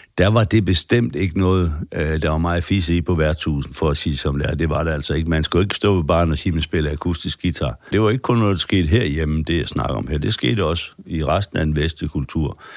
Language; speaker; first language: Danish; native; Danish